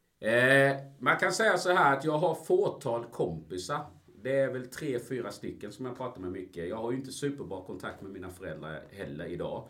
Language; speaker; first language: Swedish; early bilingual, other home language; Spanish